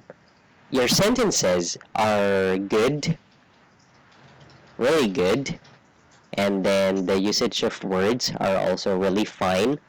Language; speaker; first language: English; non-native, fluent; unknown